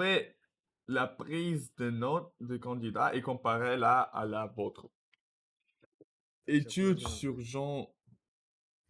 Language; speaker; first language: French; non-native, learner; Russian